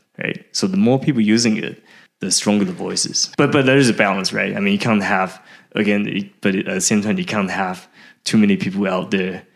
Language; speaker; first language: English; early bilingual, other home language; Chinese